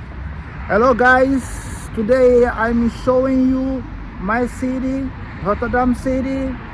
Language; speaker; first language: English; non-native, learner; Portuguese